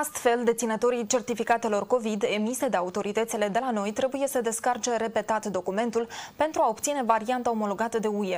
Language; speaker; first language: Romanian; native; Romanian